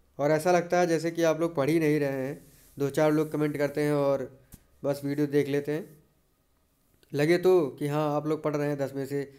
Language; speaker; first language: Hindi; native; Hindi